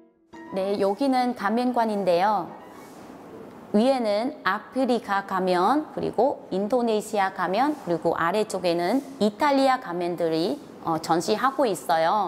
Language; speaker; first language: Korean; non-native, fluent; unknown